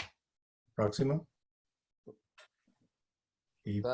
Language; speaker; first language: Spanish; non-native, fluent; English